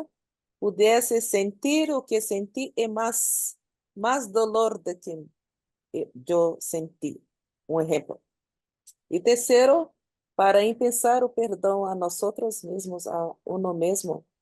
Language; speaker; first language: Spanish; non-native, learner; Portuguese